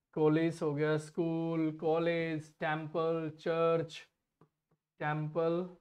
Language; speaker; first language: Hindi; non-native, local second language; Punjabi